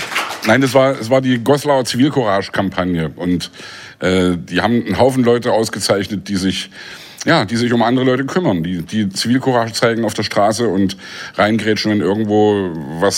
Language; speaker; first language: German; native; German